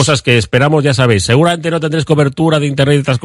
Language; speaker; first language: Spanish; native; Spanish